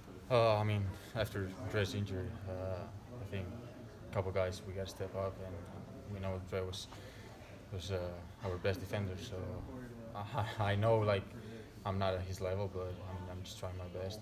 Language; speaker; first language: English; non-native, fluent; Spanish